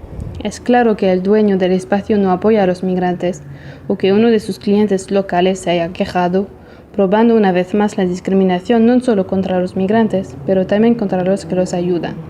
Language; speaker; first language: Spanish; non-native, fluent; Portuguese